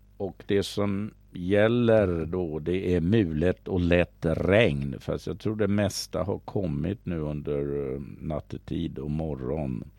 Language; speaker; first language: Swedish; native; Swedish